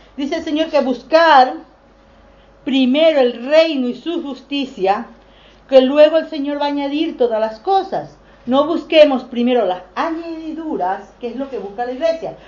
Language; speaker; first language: Spanish; native; Spanish